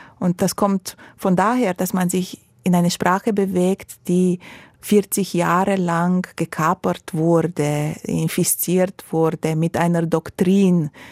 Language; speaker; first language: German; non-native, fluent; Romanian